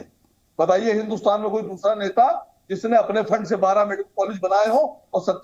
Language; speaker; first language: Hindi; native; Hindi